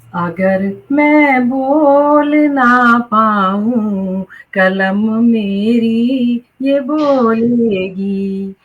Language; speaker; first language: Hindi; native; Hindi